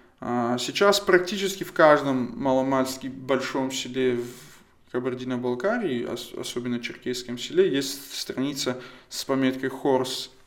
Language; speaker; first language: Russian; non-native, local second language; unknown